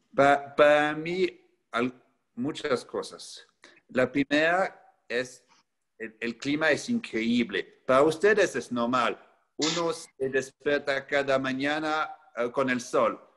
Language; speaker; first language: Spanish; non-native, fluent; French